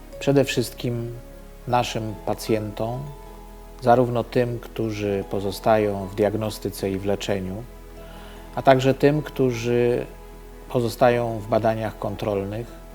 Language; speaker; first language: Polish; native; Polish